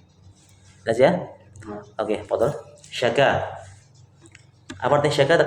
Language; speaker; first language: Indonesian; native; Indonesian